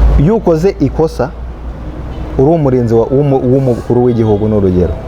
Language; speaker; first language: Kinyarwanda; early bilingual, heritage; Kinyarwanda